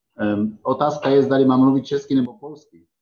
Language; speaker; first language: Czech; non-native, fluent; Polish